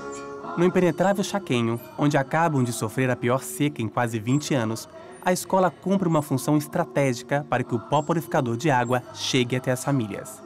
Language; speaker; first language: Portuguese; native; Portuguese